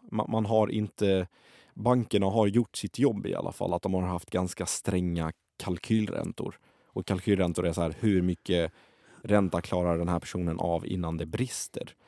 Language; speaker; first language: Swedish; early bilingual, other home language; Arabic